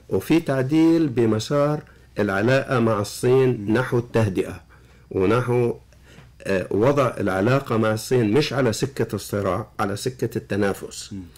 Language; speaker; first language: Arabic; native; Arabic